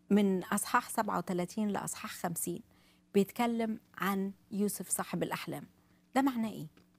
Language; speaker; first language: Arabic; native; Arabic